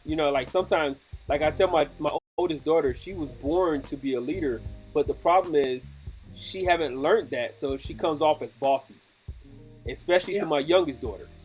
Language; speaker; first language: English; native; English